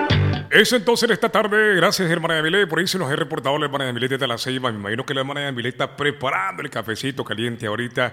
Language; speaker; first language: Spanish; native; Spanish